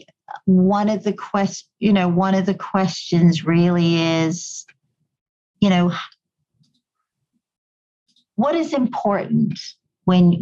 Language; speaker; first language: English; native; English